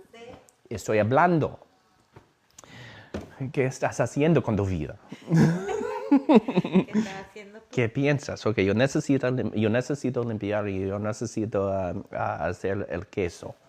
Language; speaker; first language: Spanish; non-native, learner; English